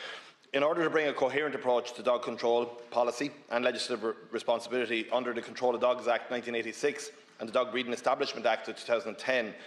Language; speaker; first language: English; native; English